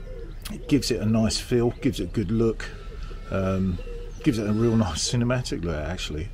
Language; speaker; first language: English; native; English